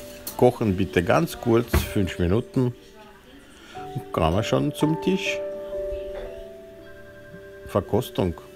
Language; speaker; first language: German; non-native, fluent; Russian